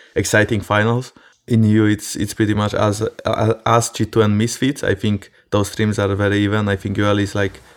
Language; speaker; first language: English; non-native, fluent; Polish